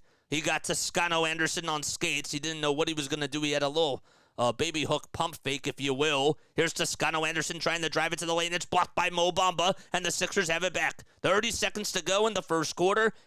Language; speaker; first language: English; native; English